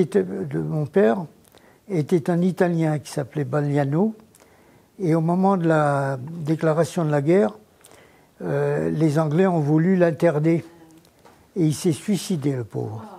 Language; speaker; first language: French; non-native, fluent; Greek